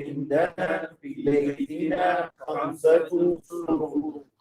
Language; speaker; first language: Arabic; non-native, learner; English